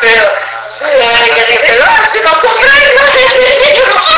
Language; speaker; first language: Spanish; early bilingual, heritage; English